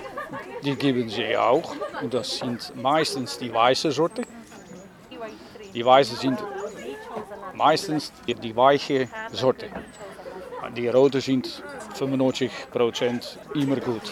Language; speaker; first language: German; non-native, learner; Dutch